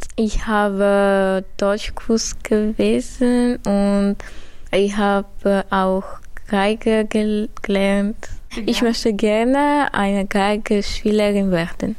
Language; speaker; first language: German; early bilingual, other home language; Armenian